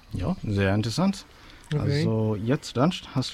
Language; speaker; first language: German; non-native, learner; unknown